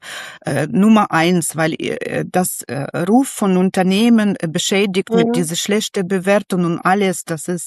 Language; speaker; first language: German; non-native, learner; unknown